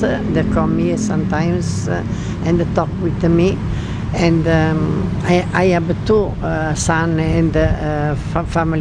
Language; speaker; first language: English; non-native, learner; Italian